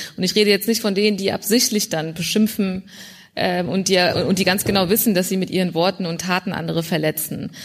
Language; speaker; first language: German; early bilingual, other home language; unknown